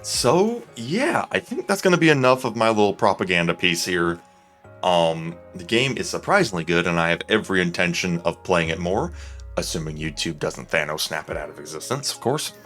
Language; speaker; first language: English; native; English